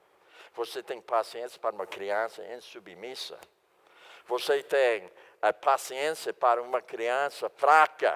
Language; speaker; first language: Portuguese; non-native, fluent; English